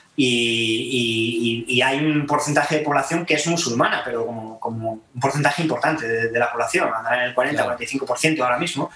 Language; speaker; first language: Spanish; native; Spanish